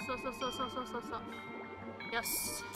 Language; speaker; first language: Japanese; non-native, learner; Chinese